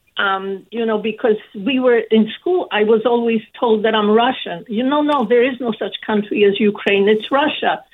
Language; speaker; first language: English; early bilingual, other home language; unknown